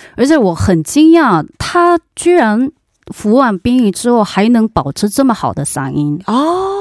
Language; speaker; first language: Chinese; non-native, fluent; Korean